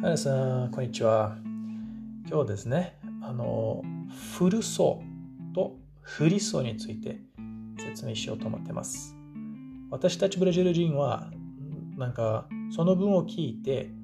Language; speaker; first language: Japanese; non-native, fluent; Portuguese